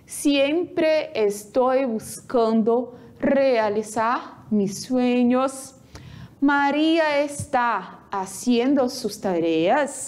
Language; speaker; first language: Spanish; non-native, fluent; Portuguese